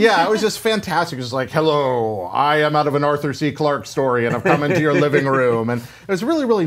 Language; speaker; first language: English; native; English